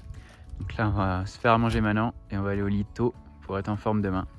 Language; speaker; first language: French; native; French